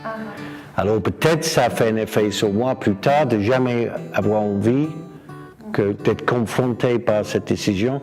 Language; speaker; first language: French; non-native, fluent; English